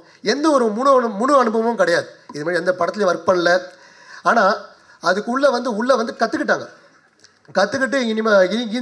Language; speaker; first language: Tamil; native; Tamil